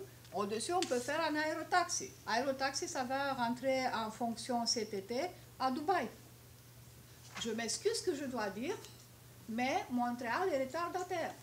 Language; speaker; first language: French; non-native, fluent; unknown